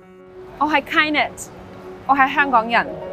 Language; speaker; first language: Cantonese; early bilingual, other home language; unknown